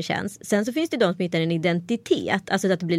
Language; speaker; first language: Swedish; native; Swedish